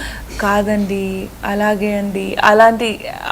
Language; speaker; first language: Telugu; non-native, fluent; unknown